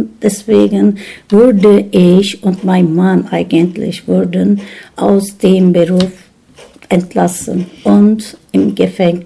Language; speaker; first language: German; non-native, learner; Turkish